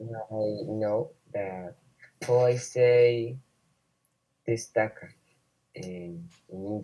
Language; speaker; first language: English; non-native, learner; Spanish